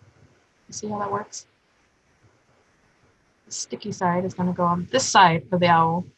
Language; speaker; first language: English; native; English